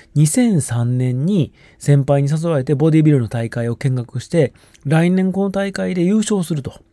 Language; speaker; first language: Japanese; native; Japanese